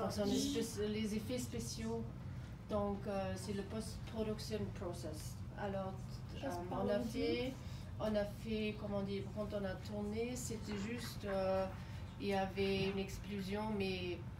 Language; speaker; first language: French; non-native, fluent; German